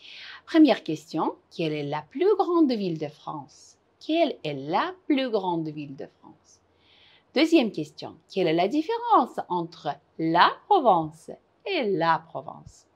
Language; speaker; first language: French; non-native, fluent; Uzbek